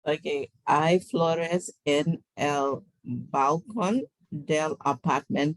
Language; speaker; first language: Spanish; non-native, learner; English